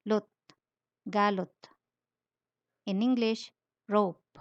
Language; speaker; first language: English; non-native, local second language; Filipino